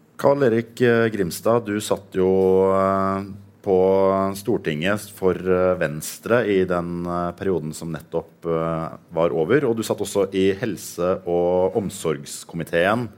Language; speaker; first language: Norwegian; native; Norwegian